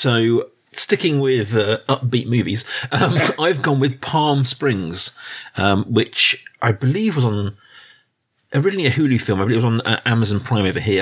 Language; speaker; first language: English; native; English